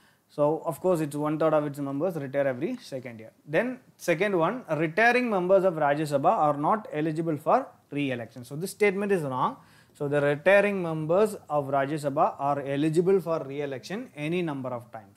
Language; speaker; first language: English; non-native, local second language; Tamil